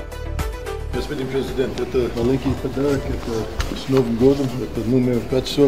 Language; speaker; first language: Russian; non-native, learner; English